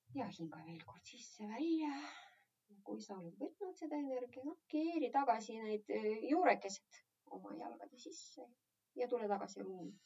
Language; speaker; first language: Estonian; non-native, local second language; Russian